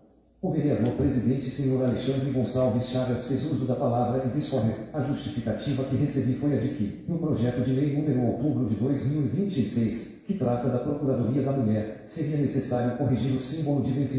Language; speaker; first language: Portuguese; native; Portuguese